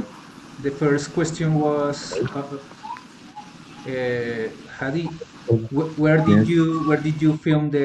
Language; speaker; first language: English; non-native, learner; Spanish